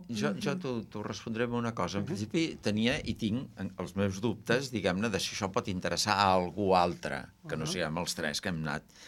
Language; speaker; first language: Catalan; native; Catalan